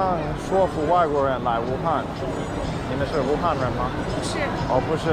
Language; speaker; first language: Chinese; non-native, fluent; English